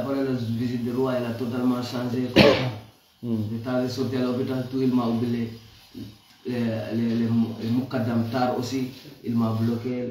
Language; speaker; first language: French; non-native, learner; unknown